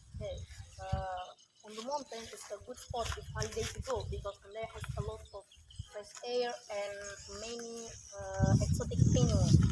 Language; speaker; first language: English; non-native, learner; Indonesian